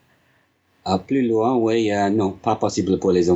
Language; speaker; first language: French; non-native, learner; English